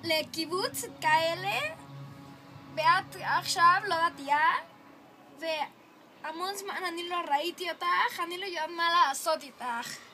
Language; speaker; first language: Hebrew; non-native, learner; Spanish